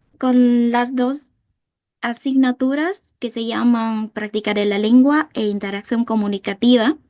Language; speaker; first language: Spanish; non-native, fluent; Vietnamese